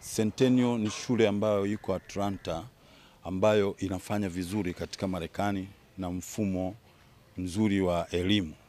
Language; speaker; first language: Swahili; native; Swahili